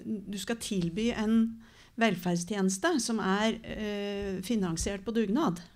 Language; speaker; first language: Norwegian; native; Norwegian